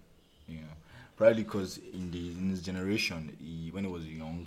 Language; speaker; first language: English; non-native, local second language; Yoruba